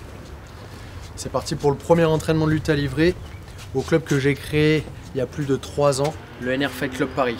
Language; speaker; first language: French; native; French